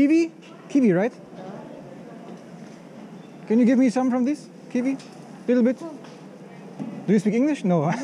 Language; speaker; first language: English; non-native, fluent; German